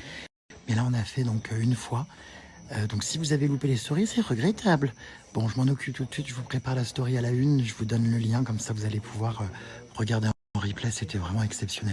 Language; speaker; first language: French; native; French